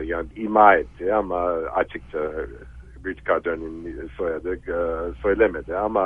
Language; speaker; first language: Turkish; non-native, fluent; English